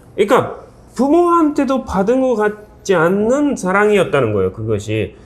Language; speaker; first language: Korean; non-native, fluent; Japanese